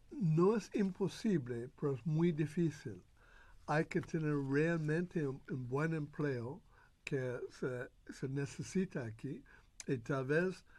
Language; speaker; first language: Spanish; non-native, fluent; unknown